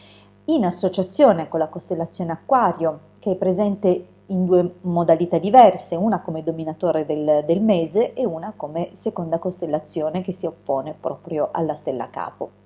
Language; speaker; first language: Italian; native; Italian